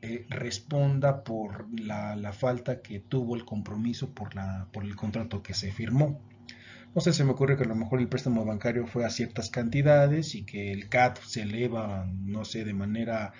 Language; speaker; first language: Spanish; native; Spanish